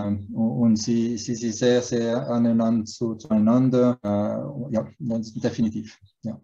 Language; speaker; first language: German; early bilingual, heritage; German